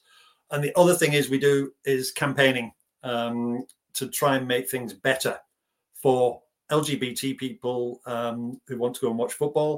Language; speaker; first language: English; native; English